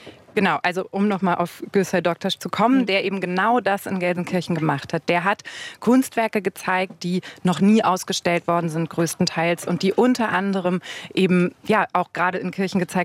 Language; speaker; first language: German; native; German